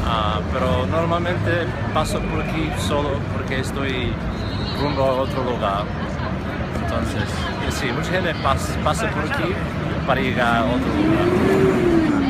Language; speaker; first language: Spanish; non-native, fluent; English